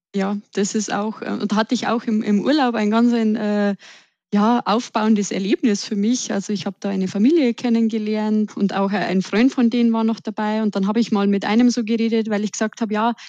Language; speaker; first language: German; native; German